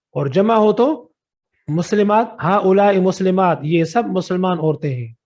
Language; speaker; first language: Urdu; non-native, local second language; Sindhi